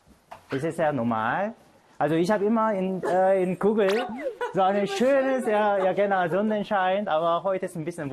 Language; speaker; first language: German; non-native, learner; Korean